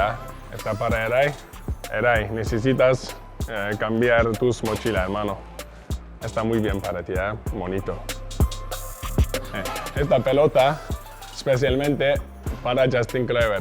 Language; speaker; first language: Spanish; non-native, learner; Turkish